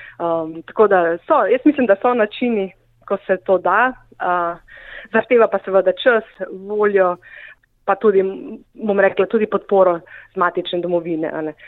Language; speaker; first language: Slovenian; native; Slovenian